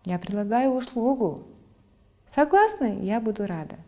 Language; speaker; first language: Russian; non-native, local second language; Kazakh